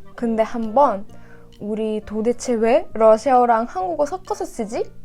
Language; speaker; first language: Korean; non-native, fluent; Russian